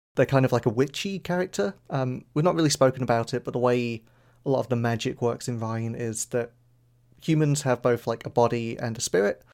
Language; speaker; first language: English; native; English